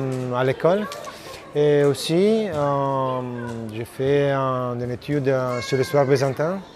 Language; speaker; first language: French; non-native, learner; Italian